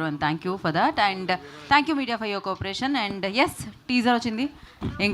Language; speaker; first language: Telugu; native; Telugu